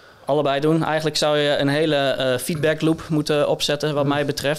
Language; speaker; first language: Dutch; native; Dutch